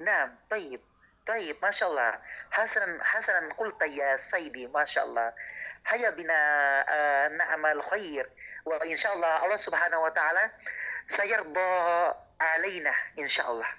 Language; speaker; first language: Arabic; non-native, learner; Indonesian